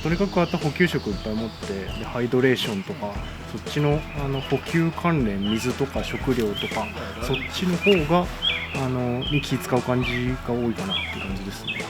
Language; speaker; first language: Japanese; native; Japanese